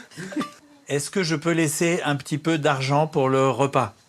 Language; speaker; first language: French; native; French